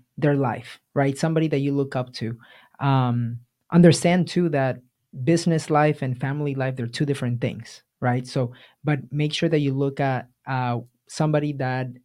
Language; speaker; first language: English; early bilingual, other home language; Spanish